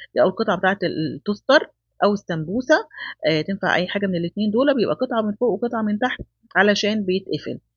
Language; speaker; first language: Egyptian Arabic; native; Egyptian Arabic